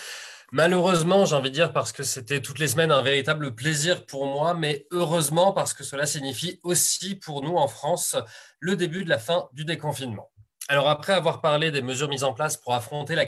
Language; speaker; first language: French; native; French